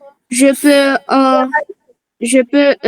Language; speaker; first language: French; non-native, local second language; Arabic